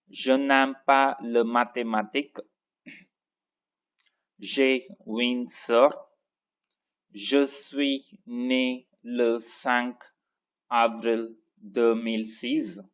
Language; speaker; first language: French; non-native, fluent; Tamil